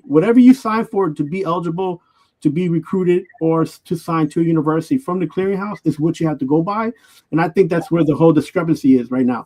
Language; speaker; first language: English; native; English